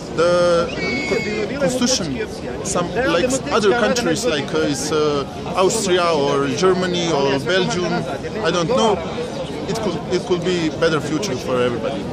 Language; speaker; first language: English; non-native, learner; Bosnian